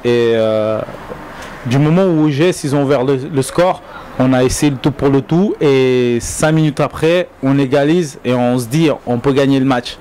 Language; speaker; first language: French; native; French